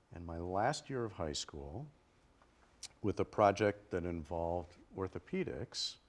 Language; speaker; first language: English; native; English